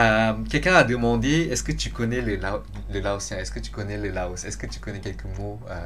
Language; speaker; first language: French; non-native, fluent; Lao